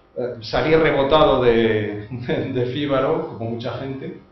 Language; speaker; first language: Spanish; non-native, fluent; French